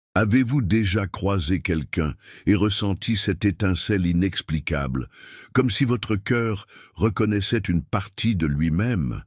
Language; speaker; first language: French; native; French